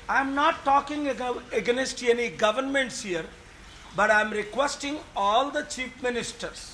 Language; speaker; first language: English; non-native, local second language; Telugu